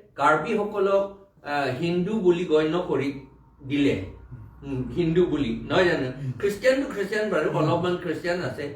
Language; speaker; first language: Assamese; non-native, local second language; Karbi